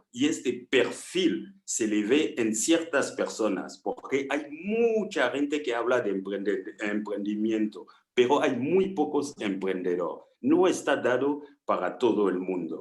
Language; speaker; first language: Spanish; non-native, fluent; French